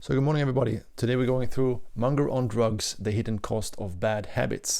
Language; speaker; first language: English; non-native, fluent; Swedish